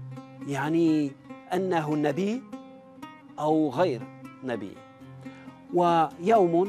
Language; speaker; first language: Arabic; non-native, fluent; French